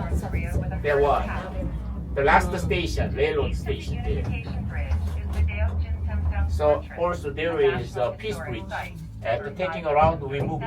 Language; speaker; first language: English; non-native, fluent; Korean